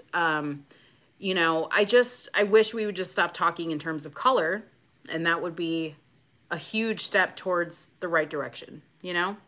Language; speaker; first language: English; native; English